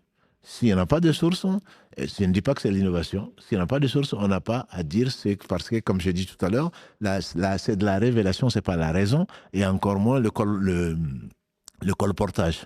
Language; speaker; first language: French; native; French